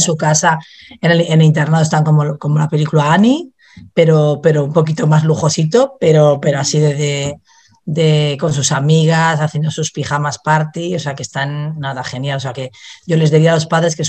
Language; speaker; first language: Spanish; native; Spanish